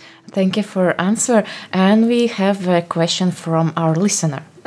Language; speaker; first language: English; non-native, fluent; Latvian